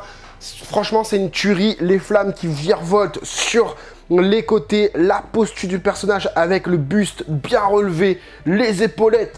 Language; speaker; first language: French; native; French